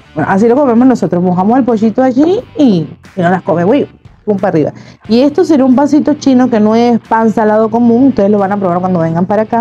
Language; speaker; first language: Spanish; native; Spanish